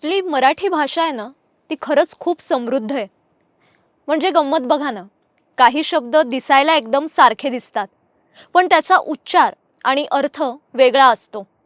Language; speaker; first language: Marathi; native; Marathi